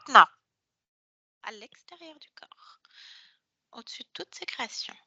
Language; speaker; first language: French; native; French